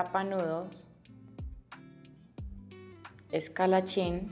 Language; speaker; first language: Spanish; native; Spanish